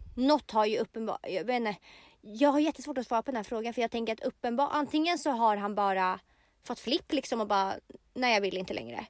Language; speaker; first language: Swedish; native; Swedish